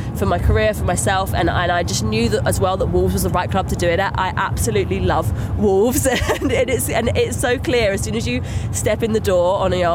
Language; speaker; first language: English; native; English